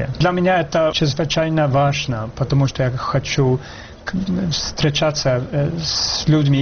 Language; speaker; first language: Ukrainian; non-native, learner; Swedish